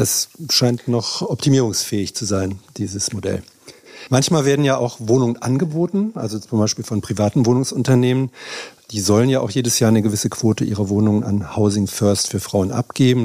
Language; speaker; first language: German; native; German